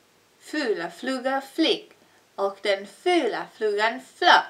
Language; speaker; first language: Swedish; non-native, learner; Italian